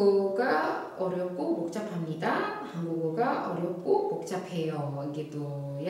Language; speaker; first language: Korean; non-native, fluent; Indonesian